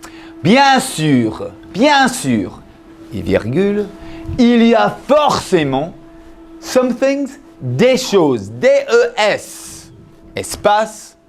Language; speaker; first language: French; non-native, fluent; English